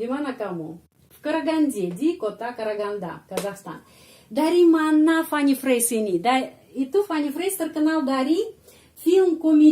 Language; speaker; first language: Indonesian; non-native, fluent; Russian